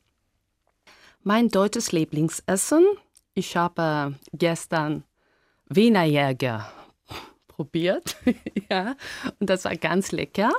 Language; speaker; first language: German; non-native, fluent; Greek